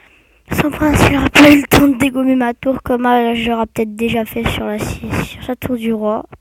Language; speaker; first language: French; native; French